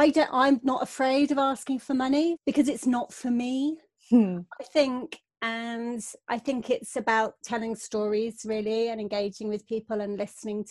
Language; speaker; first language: English; native; English